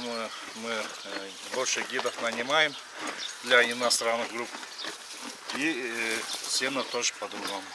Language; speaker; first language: Russian; non-native, local second language; Kyrgyz